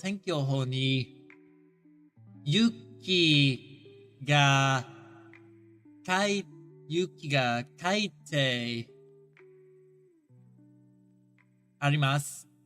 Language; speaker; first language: Japanese; non-native, learner; English